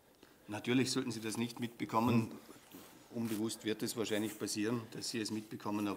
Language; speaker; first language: German; native; German